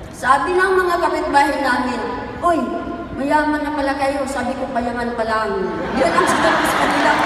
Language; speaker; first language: Filipino; non-native, local second language; Cebuano